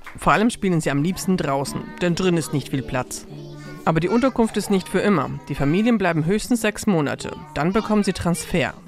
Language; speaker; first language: German; early bilingual, other home language; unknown